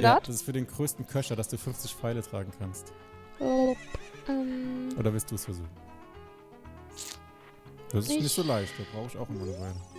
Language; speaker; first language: German; native; German